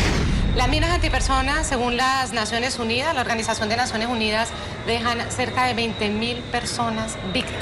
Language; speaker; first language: Spanish; native; Spanish